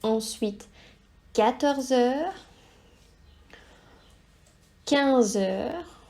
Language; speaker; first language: French; native; French